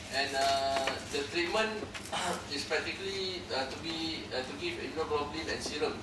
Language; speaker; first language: English; non-native, local second language; Malay